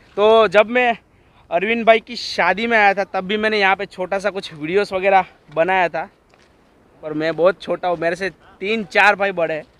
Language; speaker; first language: Hindi; non-native, local second language; Gujarati